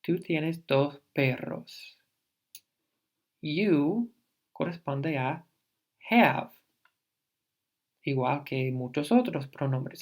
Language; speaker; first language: Spanish; non-native, fluent; English